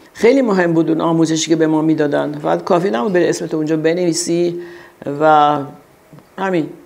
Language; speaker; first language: Persian; early bilingual, heritage; Persian